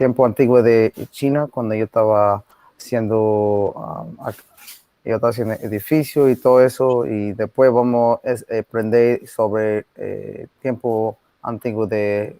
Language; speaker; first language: Spanish; non-native, learner; English